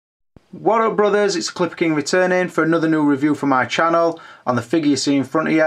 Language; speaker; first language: English; native; English